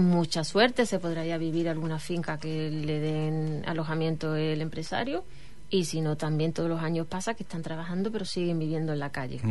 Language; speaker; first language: Spanish; native; Spanish